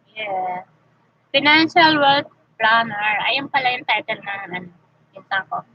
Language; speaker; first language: Filipino; non-native, local second language; Masbatenyo